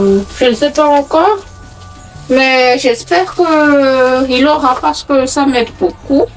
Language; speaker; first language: French; non-native, local second language; Malagasy